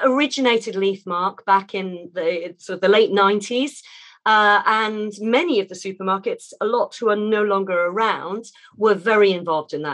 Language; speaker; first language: English; native; English